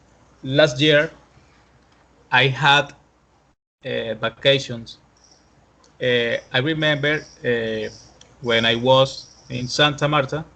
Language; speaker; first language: English; non-native, learner; Spanish